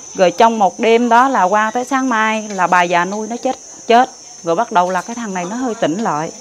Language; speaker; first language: Vietnamese; non-native, local second language; Khmer